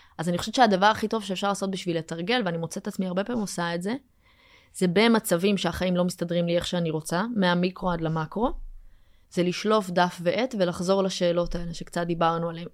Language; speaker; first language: Hebrew; early bilingual, other home language; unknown